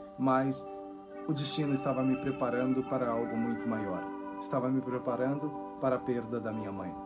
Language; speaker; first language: Portuguese; native; Portuguese